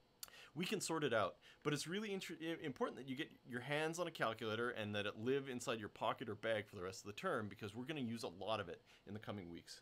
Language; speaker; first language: English; native; English